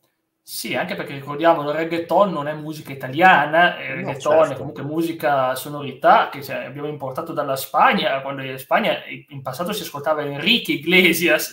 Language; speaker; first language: Italian; native; Italian